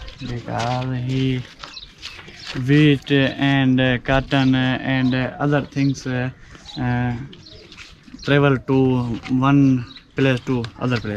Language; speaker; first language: English; non-native, learner; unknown